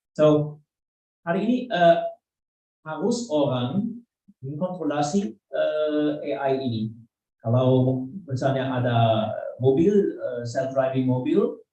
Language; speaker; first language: Indonesian; non-native, learner; German